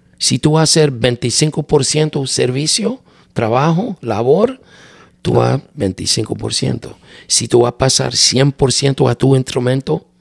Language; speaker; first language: Spanish; non-native, learner; English